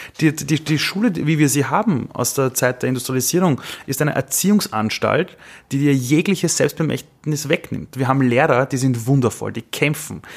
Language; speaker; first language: German; early bilingual, other home language; Persian